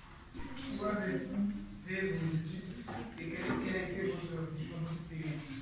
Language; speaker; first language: French; non-native, local second language; Comorian